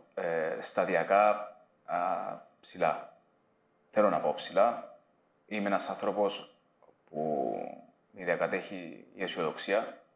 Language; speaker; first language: Greek; native; Greek